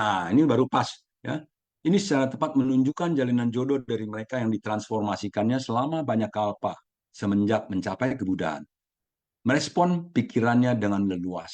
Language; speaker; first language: Indonesian; native; Indonesian